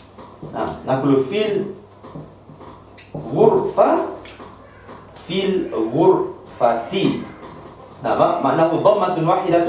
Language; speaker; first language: Arabic; non-native, fluent; Malay